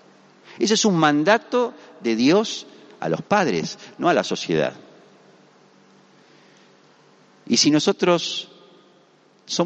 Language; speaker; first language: Spanish; native; Spanish